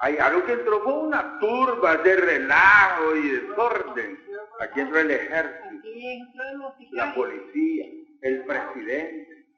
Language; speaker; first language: Spanish; native; Spanish